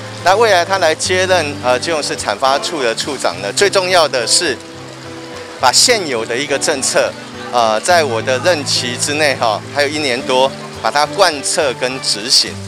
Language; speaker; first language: Chinese; native; Chinese